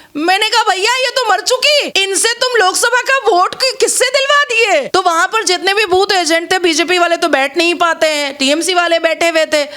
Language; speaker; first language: Hindi; native; Hindi